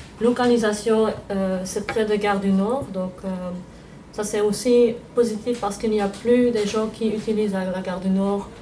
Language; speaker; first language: French; non-native, local second language; Dutch